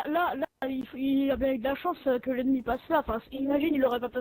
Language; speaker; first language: French; native; French